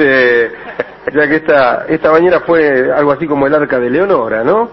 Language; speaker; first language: Spanish; native; Spanish